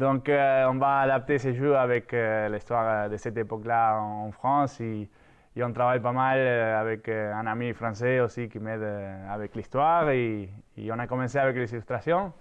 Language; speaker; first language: French; non-native, fluent; Spanish